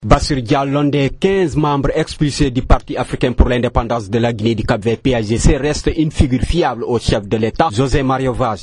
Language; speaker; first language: French; non-native, fluent; Portuguese